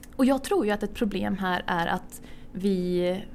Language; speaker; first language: Swedish; native; Swedish